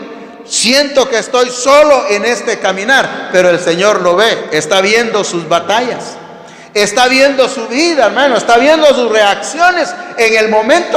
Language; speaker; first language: Spanish; native; Spanish